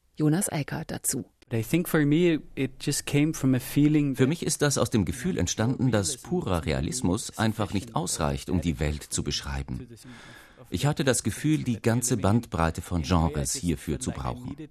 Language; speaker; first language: German; native; German